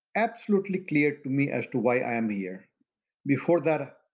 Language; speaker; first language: English; non-native, local second language; Maithili